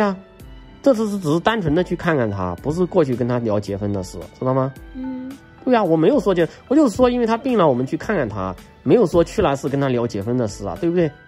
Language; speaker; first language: Chinese; native; Chinese